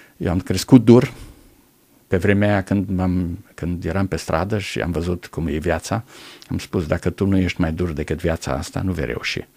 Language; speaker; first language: Romanian; non-native, local second language; German